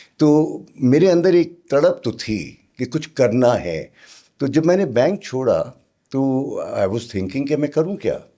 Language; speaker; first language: Urdu; native; Urdu